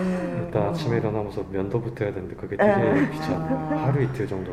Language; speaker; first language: Korean; native; Korean